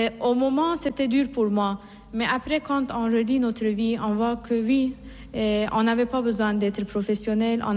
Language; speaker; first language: French; non-native, fluent; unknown